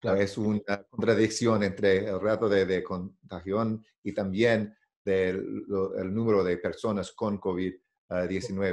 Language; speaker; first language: Spanish; non-native, learner; English